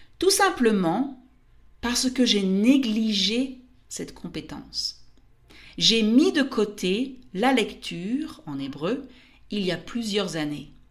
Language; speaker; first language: French; native; French